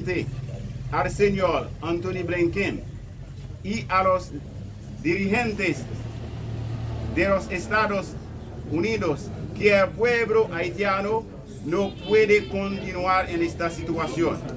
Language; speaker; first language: Spanish; non-native, fluent; Haitian Creole